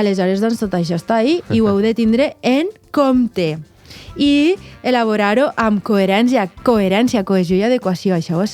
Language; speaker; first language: Catalan; native; Catalan